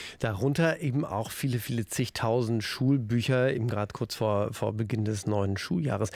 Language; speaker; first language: German; native; German